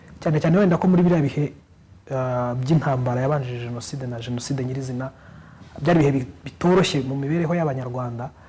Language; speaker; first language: Kinyarwanda; native; Kinyarwanda